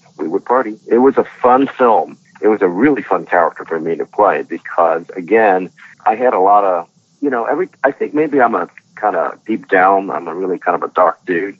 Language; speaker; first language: English; non-native, local second language; Cantonese